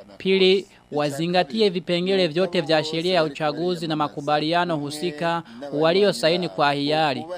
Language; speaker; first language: Swahili; non-native, local second language; Rundi